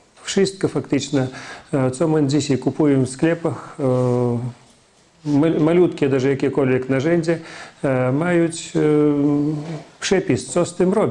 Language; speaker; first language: Polish; non-native, fluent; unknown